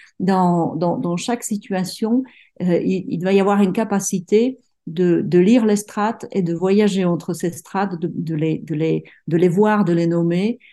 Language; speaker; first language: French; non-native, fluent; Czech